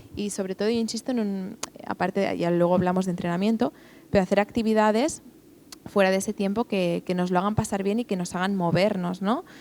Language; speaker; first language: Spanish; non-native, local second language; Catalan